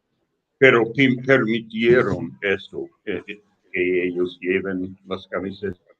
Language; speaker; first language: Spanish; non-native, fluent; English